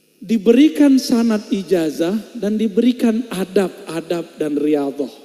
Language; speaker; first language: Indonesian; non-native, local second language; Minangkabau